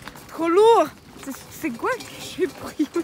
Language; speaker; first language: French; non-native, learner; Chinese